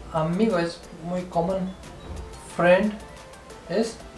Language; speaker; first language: Spanish; non-native, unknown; Urdu